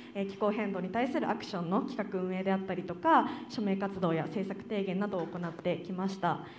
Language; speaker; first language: Japanese; native; Japanese